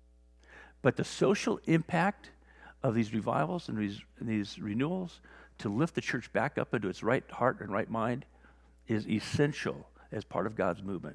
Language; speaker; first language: English; native; English